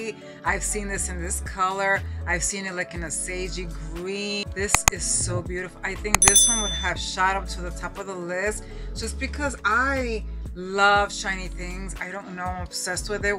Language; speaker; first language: English; early bilingual, other home language; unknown